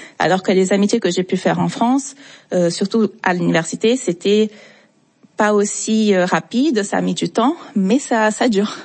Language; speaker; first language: French; non-native, fluent; Portuguese